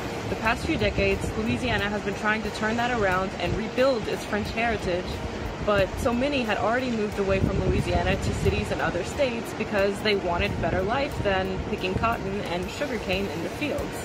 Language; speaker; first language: English; native; English